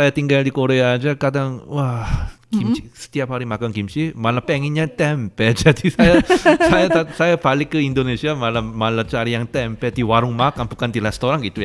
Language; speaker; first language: Indonesian; non-native, fluent; Korean